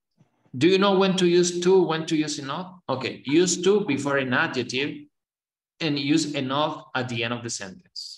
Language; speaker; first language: English; non-native, fluent; Spanish